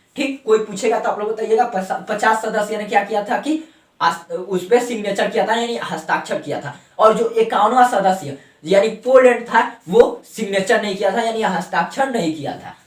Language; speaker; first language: Hindi; native; Hindi